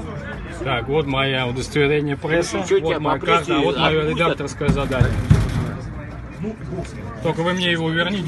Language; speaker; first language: Russian; native; Russian